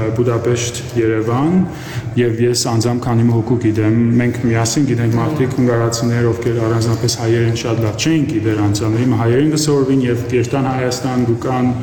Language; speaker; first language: Armenian; early bilingual, heritage; Armenian